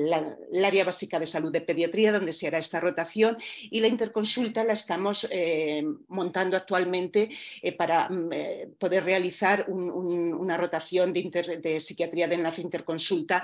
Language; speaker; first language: Spanish; native; Spanish